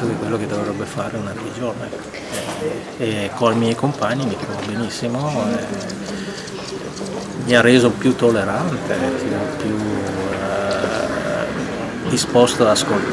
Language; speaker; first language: Italian; non-native, fluent; Malayalam